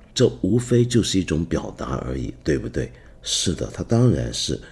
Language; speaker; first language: Chinese; non-native, local second language; Cantonese